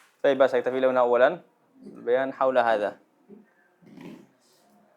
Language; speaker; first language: Arabic; non-native, fluent; Indonesian